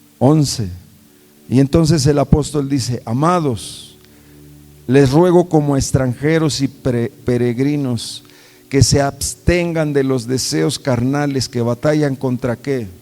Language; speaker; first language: Spanish; native; Spanish